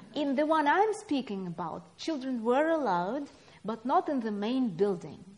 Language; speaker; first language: English; non-native, fluent; Russian